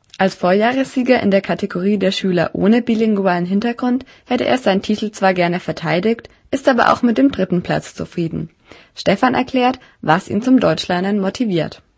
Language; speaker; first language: German; native; German